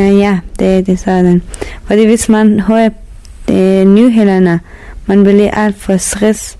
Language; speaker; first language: Danish; non-native, learner; Persian